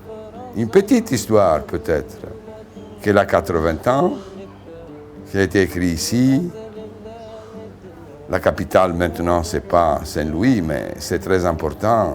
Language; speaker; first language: French; non-native, fluent; Italian